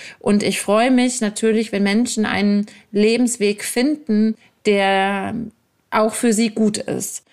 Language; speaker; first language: German; native; German